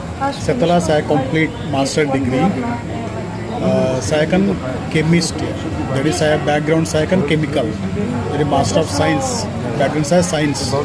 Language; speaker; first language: Indonesian; non-native, fluent; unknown